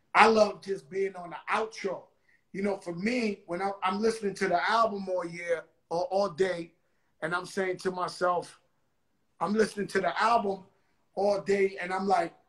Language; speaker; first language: English; early bilingual, other home language; Spanish